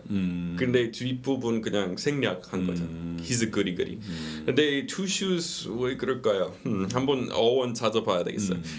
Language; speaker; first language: Korean; non-native, fluent; English